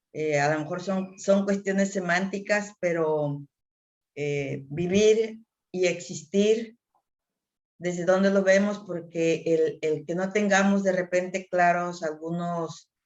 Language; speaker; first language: Spanish; native; Spanish